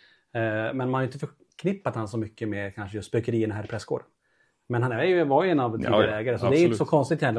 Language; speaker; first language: Swedish; native; Swedish